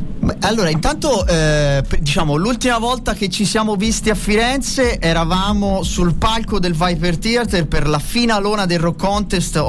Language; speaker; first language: Italian; native; Italian